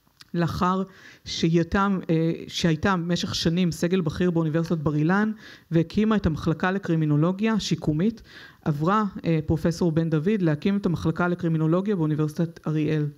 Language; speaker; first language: Hebrew; native; Hebrew